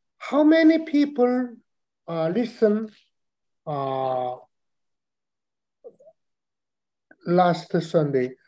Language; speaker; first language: English; non-native, learner; Chinese